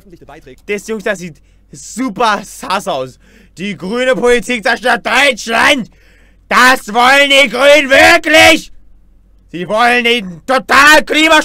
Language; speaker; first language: German; native; German